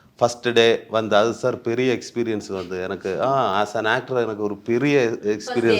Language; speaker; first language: Tamil; non-native, learner; Malayalam